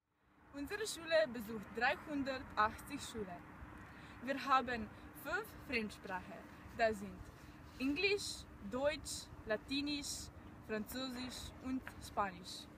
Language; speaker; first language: German; non-native, learner; Slovenian